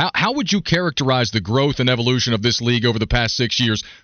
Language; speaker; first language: English; native; English